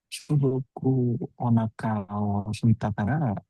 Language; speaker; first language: Japanese; non-native, learner; Indonesian